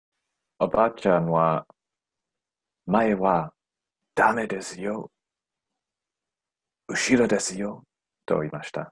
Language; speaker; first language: Japanese; non-native, learner; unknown